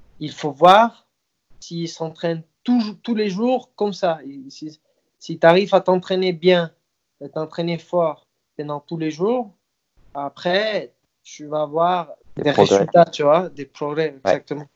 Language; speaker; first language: French; non-native, fluent; Spanish